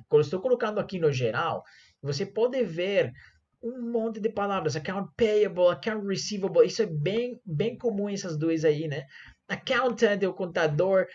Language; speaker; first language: Portuguese; non-native, fluent; Spanish